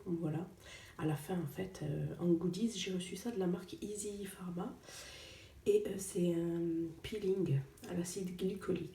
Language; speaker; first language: French; native; French